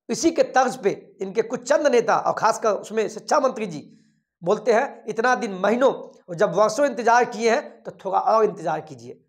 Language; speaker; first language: Hindi; native; Hindi